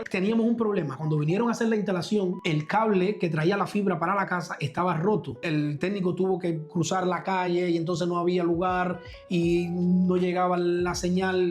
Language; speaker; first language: Spanish; native; Spanish